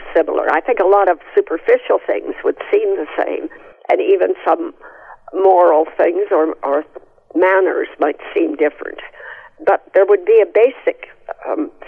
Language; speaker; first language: English; native; English